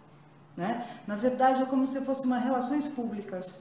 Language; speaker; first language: Portuguese; native; Portuguese